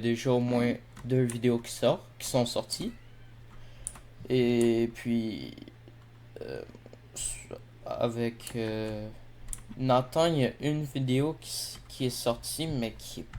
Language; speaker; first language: French; native; French